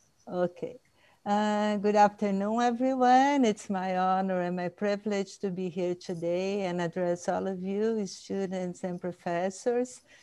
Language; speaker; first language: English; non-native, fluent; Portuguese